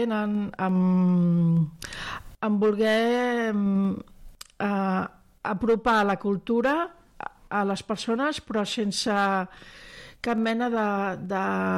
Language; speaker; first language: Catalan; non-native, local second language; French